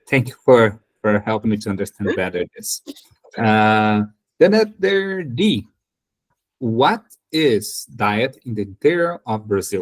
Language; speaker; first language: English; non-native, learner; Portuguese